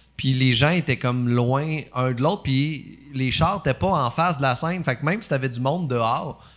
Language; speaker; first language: French; native; French